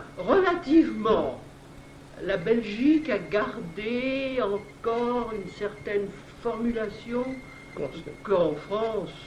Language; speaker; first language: French; native; French